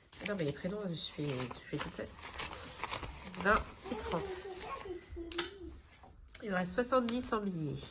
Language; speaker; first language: French; native; French